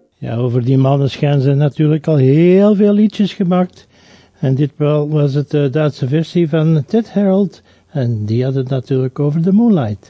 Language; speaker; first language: Dutch; native; Dutch